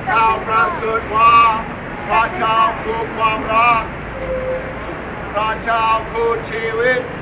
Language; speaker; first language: Thai; non-native, learner; English